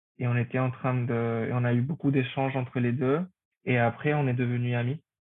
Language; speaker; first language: French; non-native, fluent; Spanish